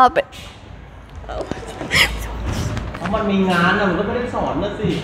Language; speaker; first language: Thai; native; Thai